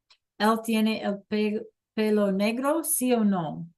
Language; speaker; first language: Spanish; non-native, learner; English